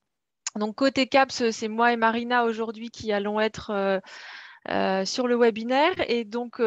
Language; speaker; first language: French; native; French